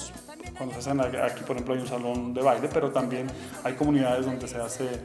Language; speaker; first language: Spanish; native; Spanish